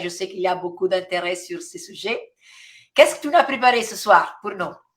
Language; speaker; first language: French; non-native, fluent; Italian